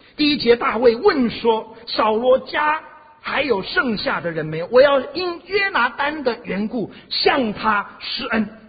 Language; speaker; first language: Chinese; non-native, fluent; English